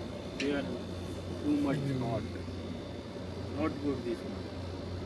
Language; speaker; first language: English; non-native, learner; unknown